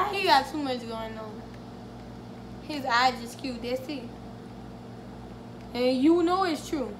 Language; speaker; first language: English; native; English